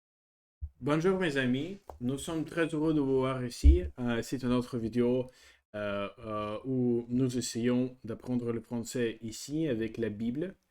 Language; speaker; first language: French; non-native, learner; Russian